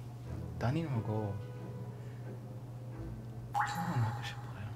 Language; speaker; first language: Korean; non-native, learner; English